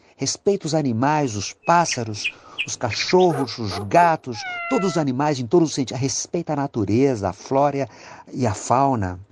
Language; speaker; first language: Portuguese; native; Portuguese